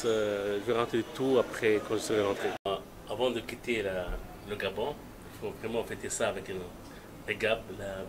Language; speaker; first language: French; non-native, local second language; Arabic